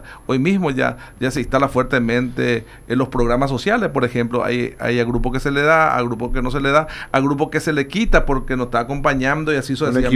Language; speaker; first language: Spanish; native; Spanish